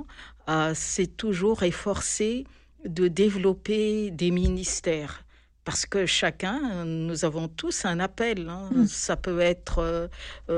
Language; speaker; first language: French; non-native, local second language; Malagasy